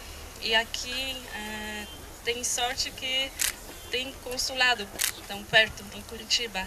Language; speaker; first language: Portuguese; non-native, fluent; Polish